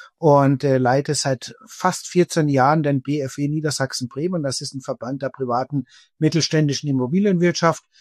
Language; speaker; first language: German; native; German